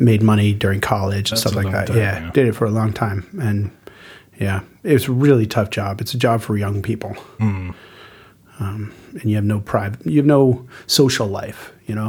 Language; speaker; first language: English; native; English